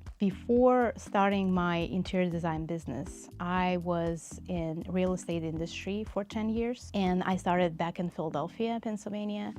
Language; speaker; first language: English; non-native, fluent; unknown